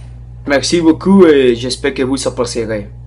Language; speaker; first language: French; non-native, learner; Spanish